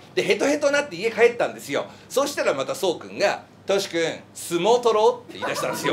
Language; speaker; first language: Japanese; native; Japanese